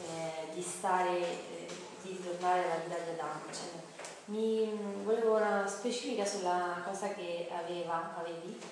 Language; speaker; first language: Italian; native; Italian